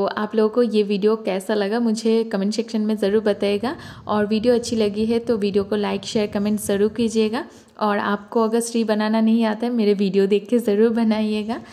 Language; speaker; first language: Hindi; non-native, local second language; Bangla